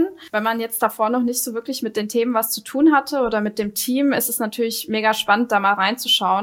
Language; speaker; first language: German; native; German